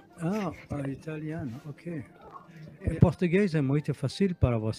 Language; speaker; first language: Spanish; non-native, learner; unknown